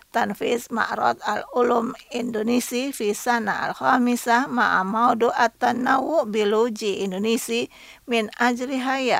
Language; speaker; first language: Arabic; non-native, fluent; Indonesian